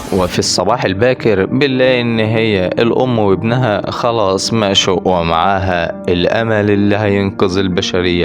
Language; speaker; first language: Arabic; native; Arabic